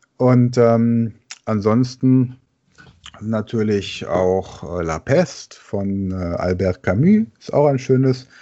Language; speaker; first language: German; native; German